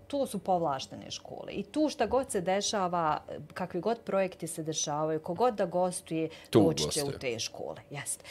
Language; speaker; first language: Bosnian; native; Bosnian